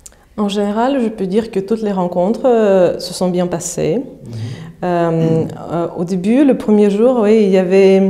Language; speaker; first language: French; non-native, fluent; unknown